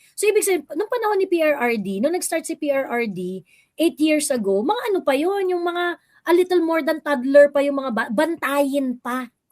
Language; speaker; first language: Filipino; native; Filipino